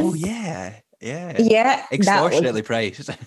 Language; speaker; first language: English; native; English